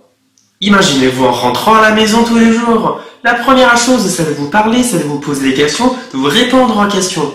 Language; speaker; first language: French; non-native, fluent; Chinese